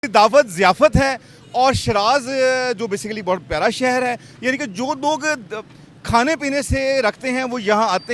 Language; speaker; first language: Hindi; non-native, local second language; Punjabi